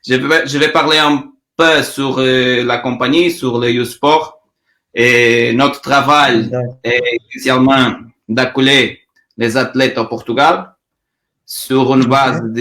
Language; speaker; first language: French; non-native, learner; Portuguese